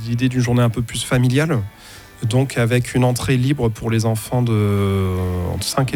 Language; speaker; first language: French; native; French